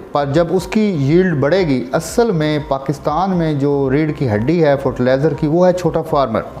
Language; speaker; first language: Urdu; non-native, local second language; Punjabi